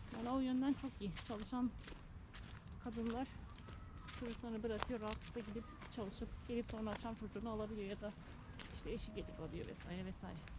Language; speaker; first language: Turkish; native; Turkish